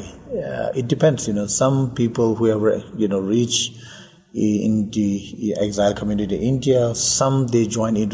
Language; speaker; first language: English; non-native, local second language; Tibetan